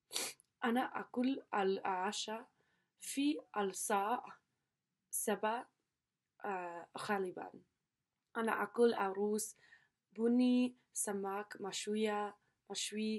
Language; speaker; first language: Arabic; non-native, learner; English